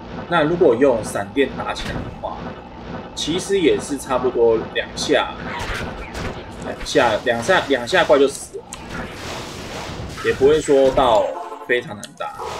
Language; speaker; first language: Chinese; native; Chinese